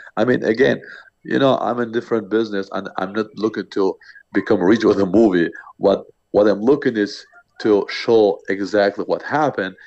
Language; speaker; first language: English; non-native, fluent; Albanian